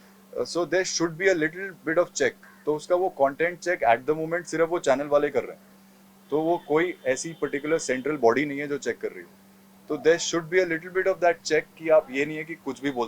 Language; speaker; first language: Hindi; native; Hindi